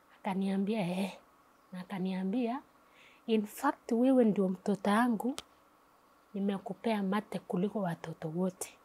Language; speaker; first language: Swahili; non-native, local second language; Kalaallisut